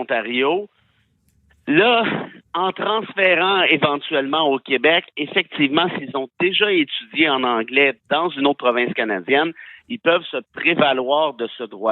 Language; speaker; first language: French; native; French